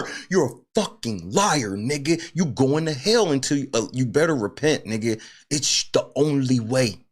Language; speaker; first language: English; native; English